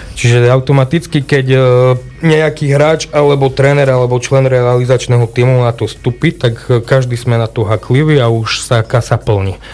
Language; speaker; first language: Slovak; native; Slovak